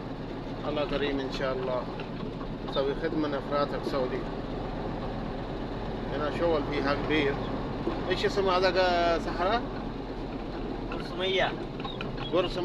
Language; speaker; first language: Arabic; non-native, fluent; Urdu